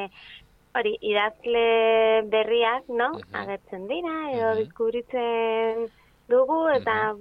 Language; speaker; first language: Basque; non-native, fluent; Spanish